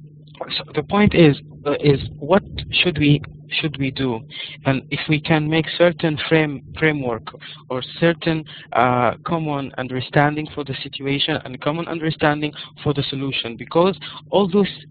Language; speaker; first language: English; non-native, fluent; Arabic